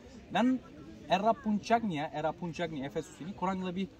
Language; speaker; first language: Indonesian; non-native, fluent; Turkish